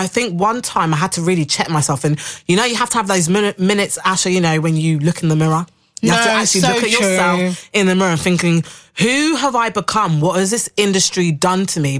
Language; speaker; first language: English; native; English